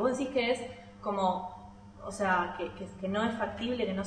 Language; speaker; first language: Spanish; native; Spanish